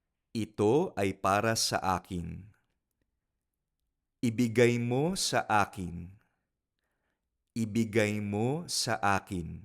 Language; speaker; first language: Filipino; non-native, fluent; Spanish